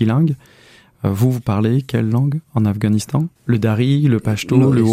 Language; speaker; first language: French; native; French